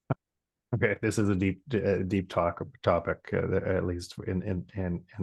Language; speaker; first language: English; native; English